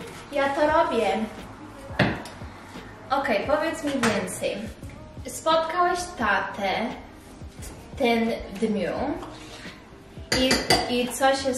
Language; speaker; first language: Polish; early bilingual, heritage; English